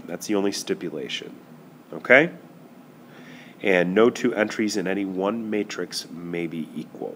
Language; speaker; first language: English; native; English